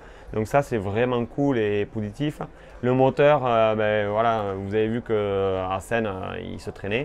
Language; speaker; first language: French; native; French